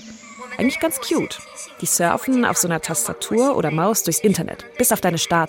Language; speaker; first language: German; native; German